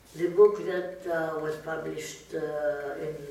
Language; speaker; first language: English; non-native, fluent; Greek